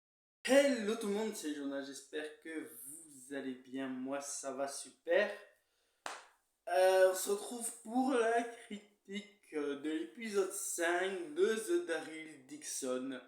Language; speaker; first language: French; native; French